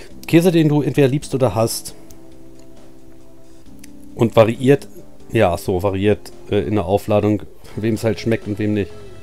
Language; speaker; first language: German; native; German